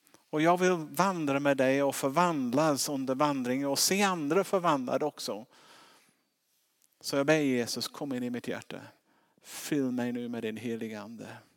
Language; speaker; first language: Swedish; non-native, fluent; English